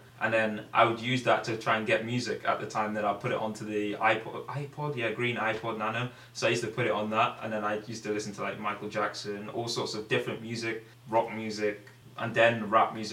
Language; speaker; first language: English; native; English